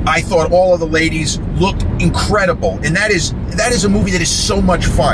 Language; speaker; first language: English; native; English